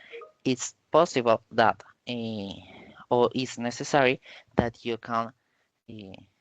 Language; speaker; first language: English; non-native, learner; Spanish